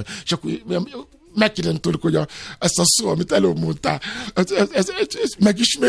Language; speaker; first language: Hungarian; non-native, learner; Yoruba